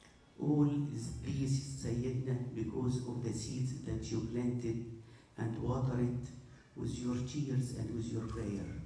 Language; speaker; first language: English; non-native, fluent; Arabic